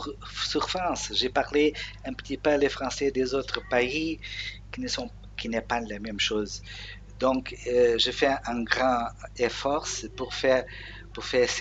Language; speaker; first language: French; non-native, learner; Portuguese